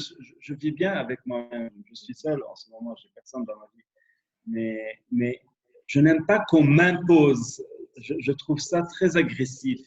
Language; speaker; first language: French; non-native, local second language; Arabic